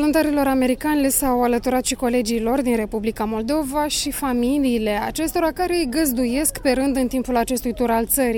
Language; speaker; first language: Romanian; native; Romanian